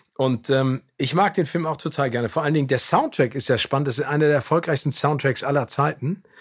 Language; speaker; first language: German; native; German